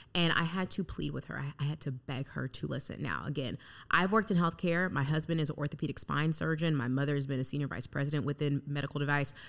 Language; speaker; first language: English; native; English